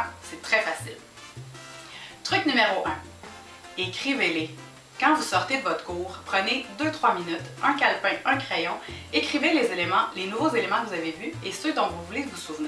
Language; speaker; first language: French; native; French